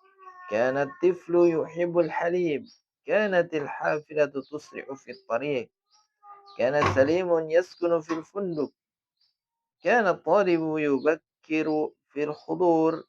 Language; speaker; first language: Arabic; non-native, fluent; Indonesian